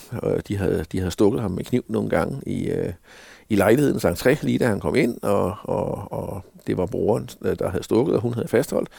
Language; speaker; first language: Danish; native; Danish